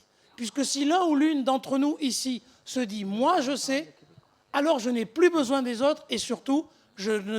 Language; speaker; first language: French; native; French